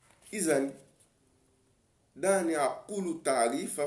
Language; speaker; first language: Arabic; non-native, learner; Yoruba